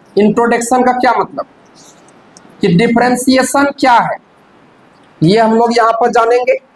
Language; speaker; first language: Hindi; native; Hindi